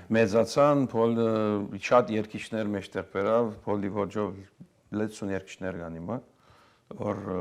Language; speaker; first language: Armenian; early bilingual, heritage; Armenian